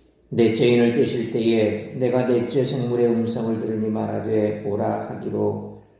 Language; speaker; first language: Korean; native; Korean